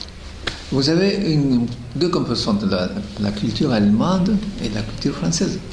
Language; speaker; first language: French; non-native, fluent; Spanish